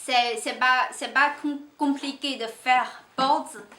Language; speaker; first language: French; non-native, learner; Chinese